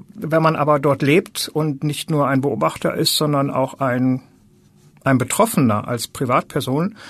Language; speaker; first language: German; native; German